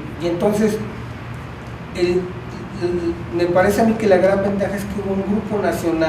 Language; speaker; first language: Spanish; native; Spanish